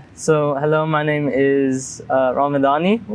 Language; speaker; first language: English; early bilingual, other home language; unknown